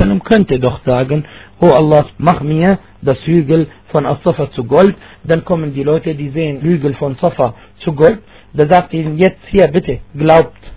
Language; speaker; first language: German; non-native, fluent; Arabic